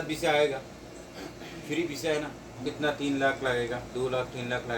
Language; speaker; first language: Hindi; non-native, learner; Bangla